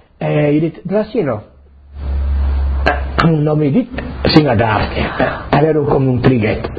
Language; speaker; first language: Italian; non-native, learner; Friulian